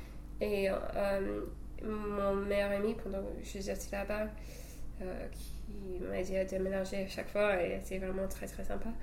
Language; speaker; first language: French; non-native, fluent; English